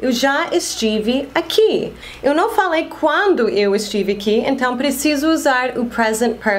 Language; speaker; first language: Portuguese; non-native, fluent; English